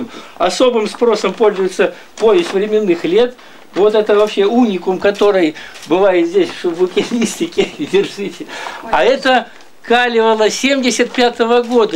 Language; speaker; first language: Russian; native; Russian